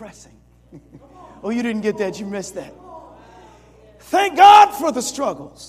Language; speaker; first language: English; native; English